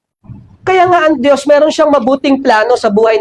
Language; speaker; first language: Filipino; native; Filipino